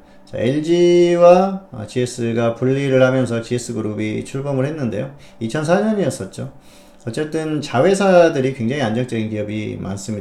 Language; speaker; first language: Korean; native; Korean